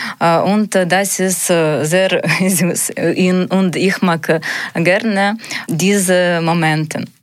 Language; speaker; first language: German; non-native, learner; Ukrainian